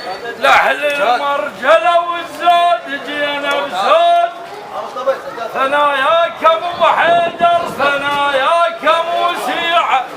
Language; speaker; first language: Arabic; native; Arabic